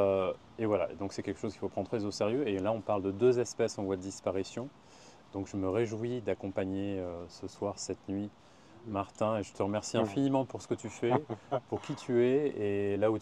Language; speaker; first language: French; native; French